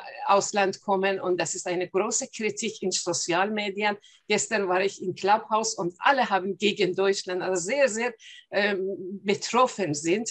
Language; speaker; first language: German; non-native, fluent; Persian